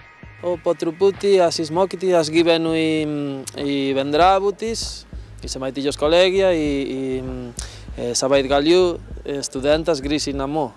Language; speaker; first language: Lithuanian; non-native, learner; Spanish